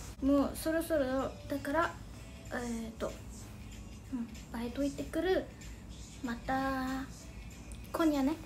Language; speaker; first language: Japanese; non-native, fluent; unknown